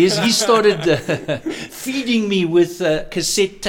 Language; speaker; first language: English; native; English